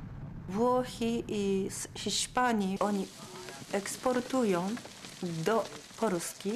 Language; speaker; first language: Polish; non-native, learner; Japanese